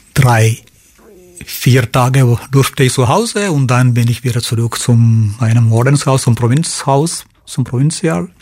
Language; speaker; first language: German; non-native, fluent; Malayalam